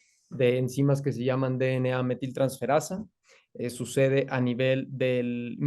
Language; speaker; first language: Spanish; native; Spanish